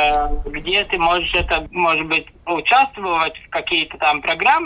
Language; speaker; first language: Russian; non-native, local second language; Latvian